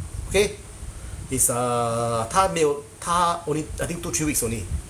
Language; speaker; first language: English; non-native, local second language; Chinese